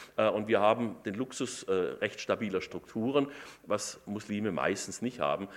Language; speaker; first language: German; native; German